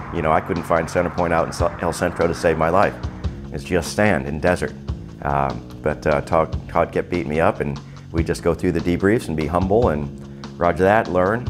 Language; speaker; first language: English; native; English